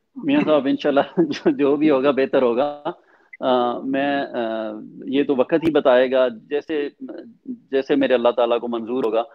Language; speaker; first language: Urdu; non-native, local second language; Punjabi